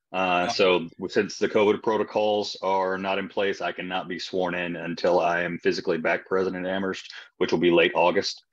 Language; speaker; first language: English; native; English